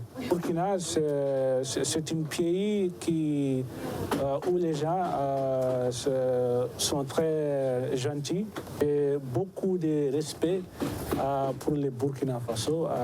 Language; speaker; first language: French; non-native, learner; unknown